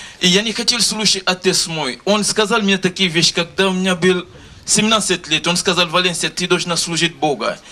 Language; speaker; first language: Russian; non-native, learner; Lingala